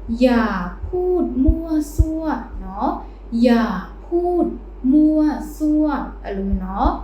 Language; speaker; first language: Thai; non-native, fluent; Burmese